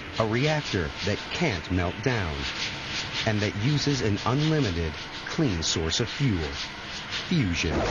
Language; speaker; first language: English; native; English